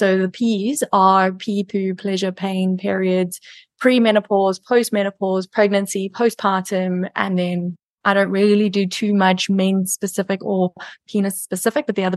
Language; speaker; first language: English; native; English